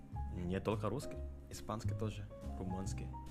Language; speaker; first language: Russian; non-native, learner; Indonesian